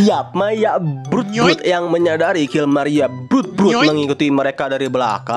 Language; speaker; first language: Indonesian; native; Indonesian